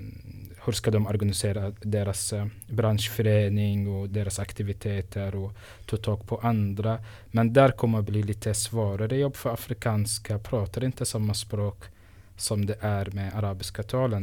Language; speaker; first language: Swedish; non-native, fluent; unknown